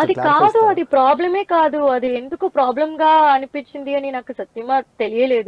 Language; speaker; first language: Telugu; non-native, learner; Tamil